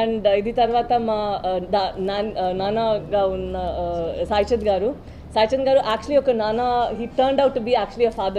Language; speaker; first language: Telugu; non-native, learner; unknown